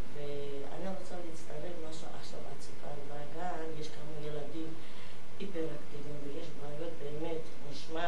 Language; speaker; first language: Hebrew; non-native, fluent; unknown